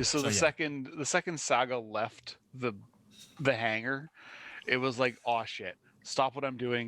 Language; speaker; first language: English; native; English